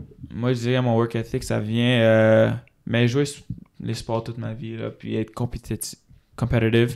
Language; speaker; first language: French; non-native, local second language; English